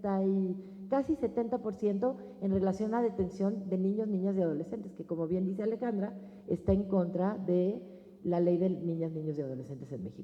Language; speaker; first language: Spanish; native; Spanish